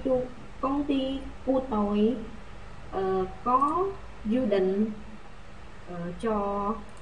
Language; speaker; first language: Vietnamese; non-native, learner; Khmer